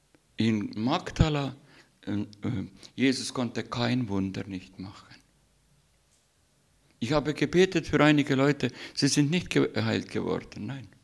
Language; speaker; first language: German; non-native, learner; Russian